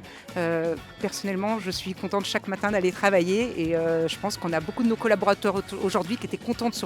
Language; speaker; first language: French; native; French